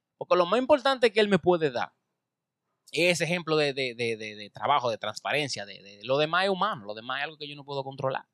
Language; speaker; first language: Spanish; native; Spanish